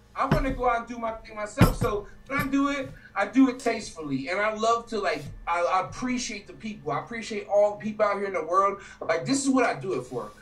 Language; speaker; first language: English; native; English